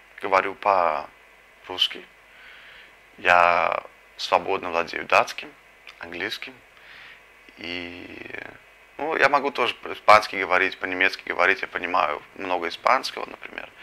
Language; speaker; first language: Russian; early bilingual, heritage; Russian